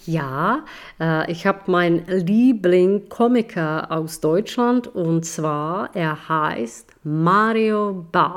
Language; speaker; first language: German; non-native, fluent; Czech